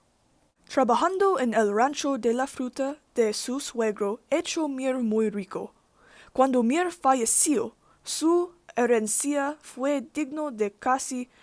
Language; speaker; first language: Spanish; non-native, learner; English